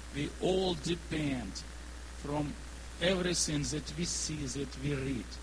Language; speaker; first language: English; non-native, learner; Ukrainian